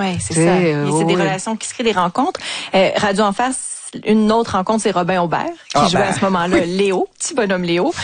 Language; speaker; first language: French; native; French